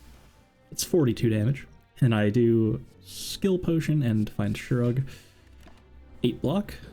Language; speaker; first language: English; native; English